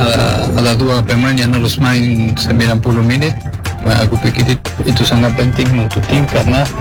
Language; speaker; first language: Indonesian; non-native, fluent; Spanish